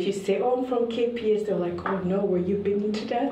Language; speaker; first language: English; non-native, local second language; Kinyarwanda